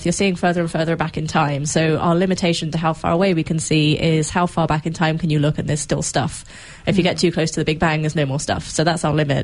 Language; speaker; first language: English; native; English